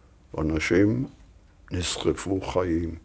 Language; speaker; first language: Hebrew; non-native, fluent; Polish